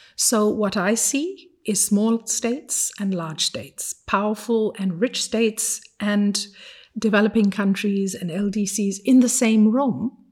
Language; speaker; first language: English; non-native, fluent; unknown